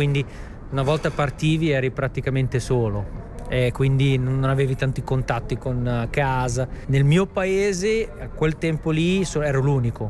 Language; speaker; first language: Italian; native; Italian